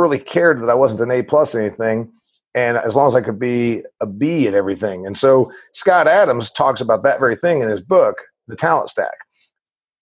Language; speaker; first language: English; native; English